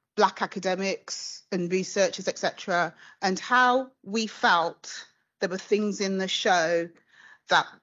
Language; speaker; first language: English; native; English